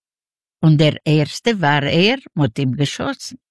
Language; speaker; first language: German; non-native, learner; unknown